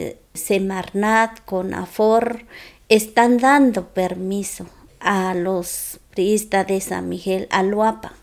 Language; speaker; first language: Spanish; non-native, local second language; Zapotec